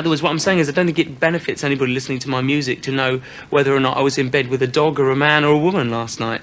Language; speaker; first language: English; native; English